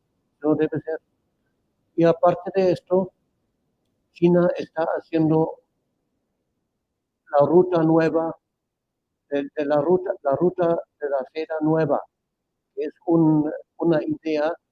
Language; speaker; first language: Spanish; non-native, fluent; German